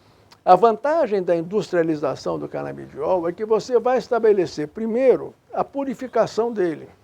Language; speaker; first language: Portuguese; native; Portuguese